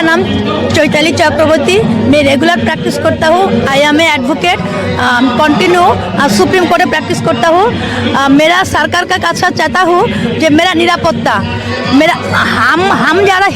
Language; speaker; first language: Hindi; non-native, learner; Bangla